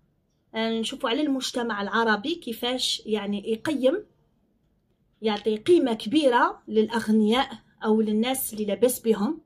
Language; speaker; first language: Arabic; native; Arabic